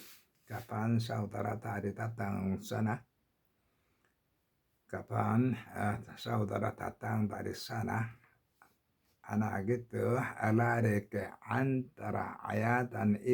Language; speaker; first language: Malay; non-native, learner; Korean